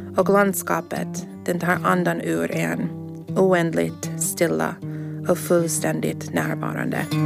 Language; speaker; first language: Swedish; early bilingual, heritage; English